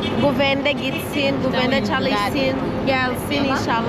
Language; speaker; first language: Turkish; non-native, fluent; Portuguese